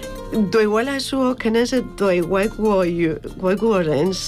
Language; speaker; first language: Chinese; non-native, learner; Spanish